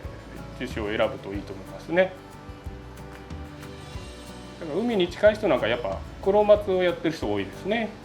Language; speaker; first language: Japanese; native; Japanese